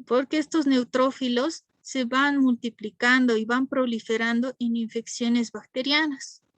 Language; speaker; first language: Spanish; native; Spanish